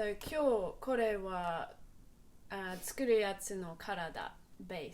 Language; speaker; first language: Japanese; non-native, learner; English